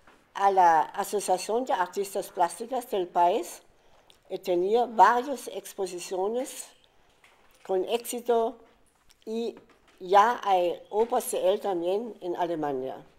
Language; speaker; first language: Spanish; non-native, fluent; German